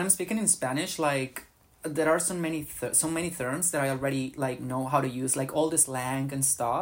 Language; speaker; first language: English; non-native, fluent; Spanish